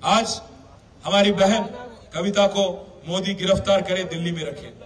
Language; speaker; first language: Hindi; non-native, local second language; Telugu